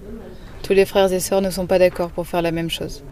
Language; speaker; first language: French; native; French